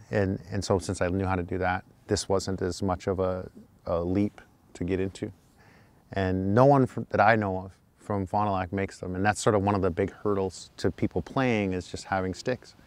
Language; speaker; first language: English; native; English